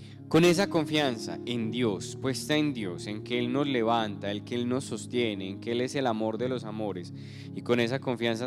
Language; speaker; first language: Spanish; native; Spanish